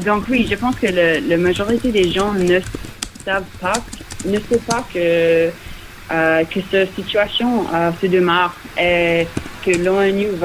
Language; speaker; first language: French; non-native, fluent; English